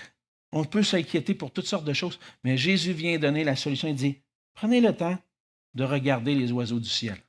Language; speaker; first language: French; native; French